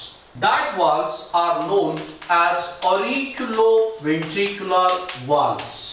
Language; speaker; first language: English; non-native, local second language; Marathi